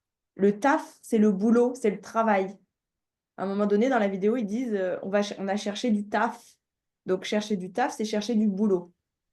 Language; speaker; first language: French; native; French